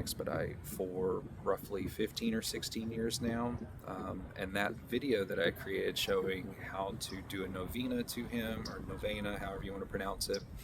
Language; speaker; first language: English; native; English